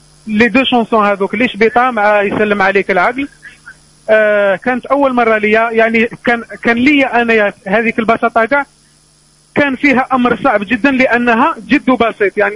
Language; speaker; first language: Arabic; native; Arabic